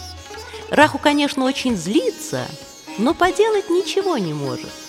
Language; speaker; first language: Russian; native; Russian